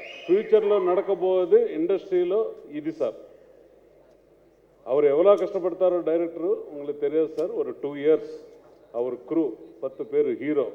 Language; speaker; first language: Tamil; non-native, learner; Telugu